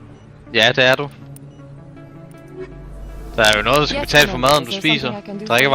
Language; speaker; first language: Danish; native; Danish